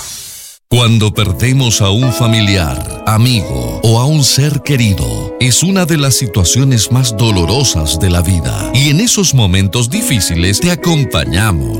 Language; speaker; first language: Spanish; native; Spanish